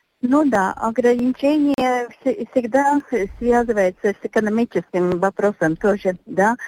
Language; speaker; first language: Russian; non-native, local second language; Latvian